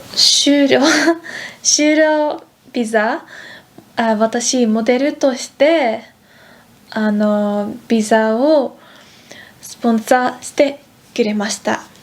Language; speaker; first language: Japanese; non-native, fluent; Dutch